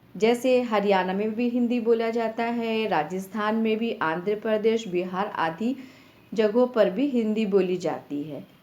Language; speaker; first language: Hindi; native; Hindi